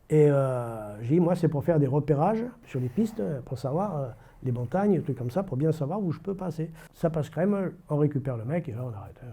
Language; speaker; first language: French; native; French